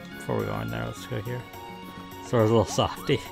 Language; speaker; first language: English; native; English